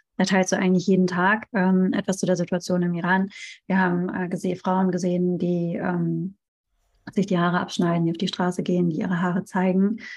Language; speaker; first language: German; native; German